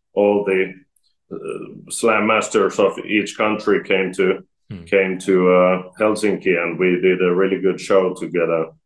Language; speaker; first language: English; non-native, fluent; Finnish